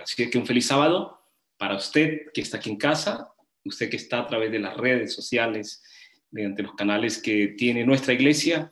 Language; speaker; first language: Spanish; native; Spanish